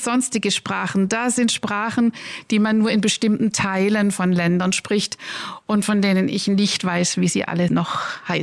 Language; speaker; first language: German; native; German